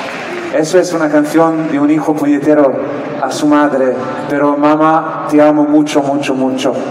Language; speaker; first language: Spanish; non-native, fluent; French